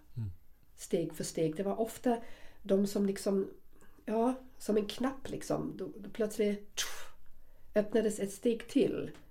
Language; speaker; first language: Swedish; non-native, fluent; German